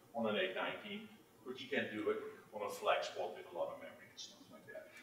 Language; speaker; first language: English; non-native, fluent; Dutch